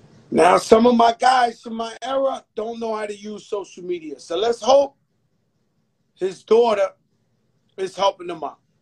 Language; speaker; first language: English; early bilingual, other home language; Spanish